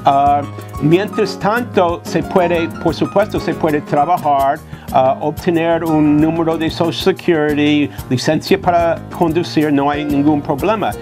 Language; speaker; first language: Spanish; non-native, fluent; English